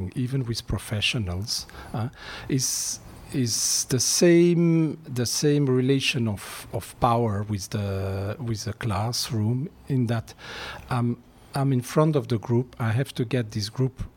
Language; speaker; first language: English; non-native, fluent; Dutch